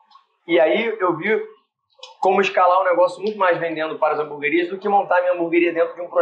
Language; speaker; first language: Portuguese; native; Portuguese